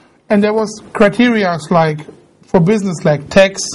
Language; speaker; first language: English; non-native, fluent; German